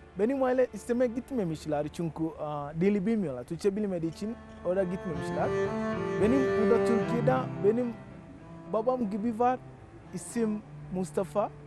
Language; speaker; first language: Turkish; non-native, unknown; Swahili